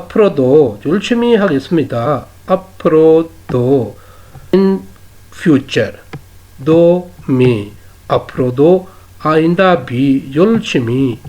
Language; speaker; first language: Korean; non-native, fluent; Urdu